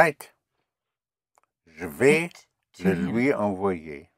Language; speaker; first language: French; non-native, fluent; English